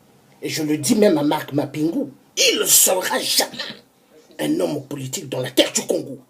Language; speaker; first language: French; non-native, local second language; Kongo